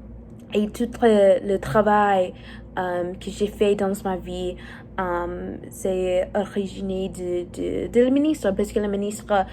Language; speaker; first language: French; non-native, learner; English